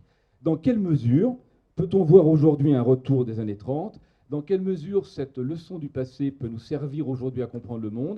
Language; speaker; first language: French; native; French